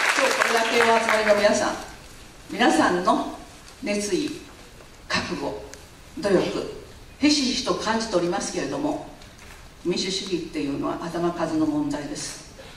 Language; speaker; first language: Japanese; non-native, fluent; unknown